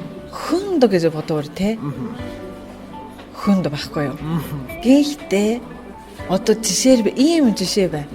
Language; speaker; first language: Mongolian; non-native, fluent; Japanese